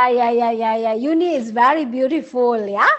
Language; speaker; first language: English; non-native, learner; Indonesian